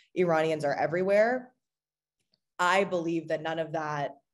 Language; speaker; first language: English; native; English